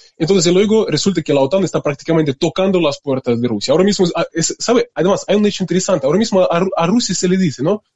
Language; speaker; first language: Spanish; non-native, fluent; Russian